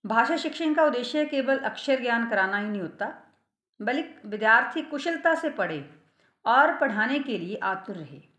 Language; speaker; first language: Hindi; non-native, local second language; Punjabi